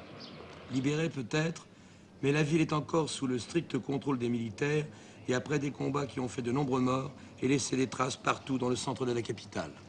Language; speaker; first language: French; native; French